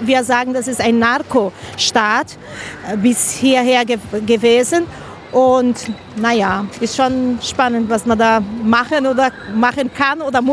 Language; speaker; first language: German; non-native, fluent; Spanish